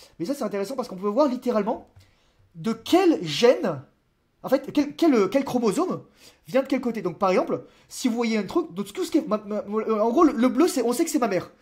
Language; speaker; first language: French; native; French